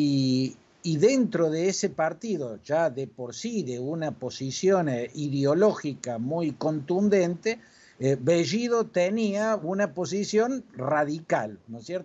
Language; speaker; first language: Spanish; native; Spanish